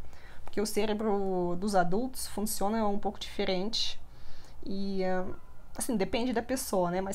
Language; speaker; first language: Portuguese; non-native, fluent; Russian